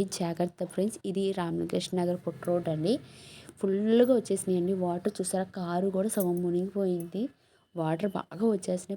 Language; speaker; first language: Telugu; native; Telugu